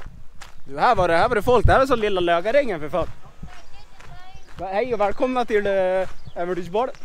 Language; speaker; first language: Swedish; native; Swedish